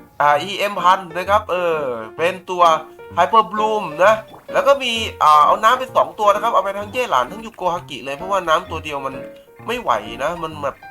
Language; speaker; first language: Thai; native; Thai